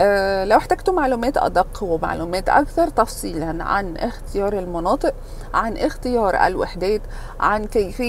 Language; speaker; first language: Arabic; native; Arabic